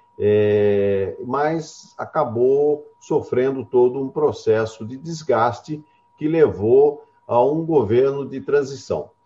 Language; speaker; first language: Portuguese; native; Portuguese